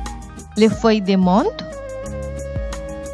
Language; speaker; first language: French; non-native, fluent; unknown